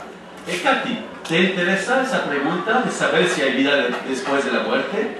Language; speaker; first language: Spanish; non-native, fluent; French